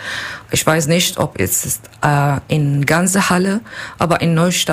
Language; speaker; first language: German; non-native, learner; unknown